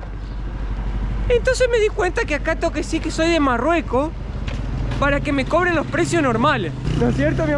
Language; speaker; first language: Spanish; native; Spanish